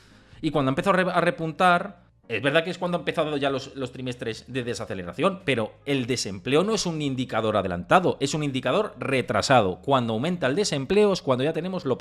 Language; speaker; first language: Spanish; native; Spanish